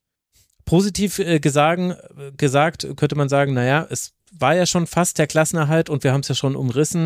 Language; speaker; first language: German; native; German